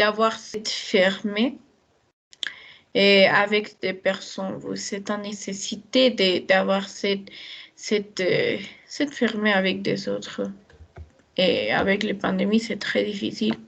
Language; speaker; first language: French; non-native, learner; Spanish